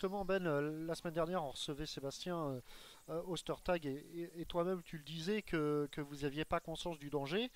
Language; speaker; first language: French; native; French